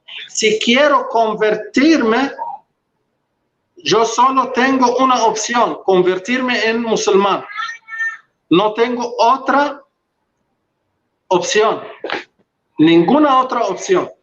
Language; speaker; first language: Spanish; non-native, local second language; Arabic